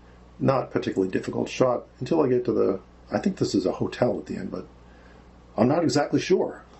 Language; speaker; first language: English; native; English